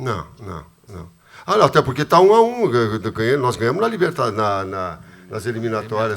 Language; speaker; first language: Portuguese; native; Portuguese